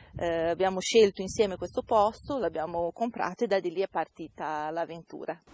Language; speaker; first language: Italian; non-native, fluent; Portuguese